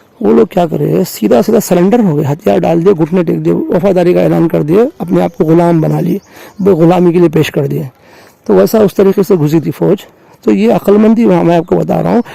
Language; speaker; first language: Urdu; native; Urdu